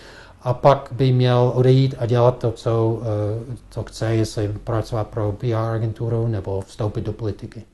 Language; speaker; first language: Czech; non-native, fluent; English